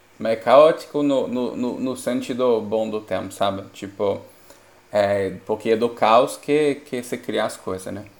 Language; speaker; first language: Portuguese; non-native, fluent; French